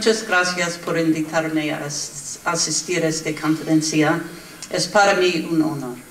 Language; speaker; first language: Spanish; non-native, learner; English